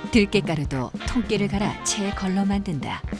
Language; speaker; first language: Korean; native; Korean